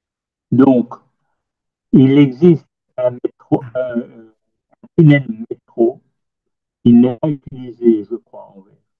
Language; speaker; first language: French; non-native, local second language; Dutch